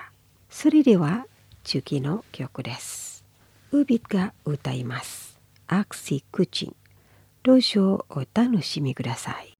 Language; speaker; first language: Japanese; non-native, fluent; Indonesian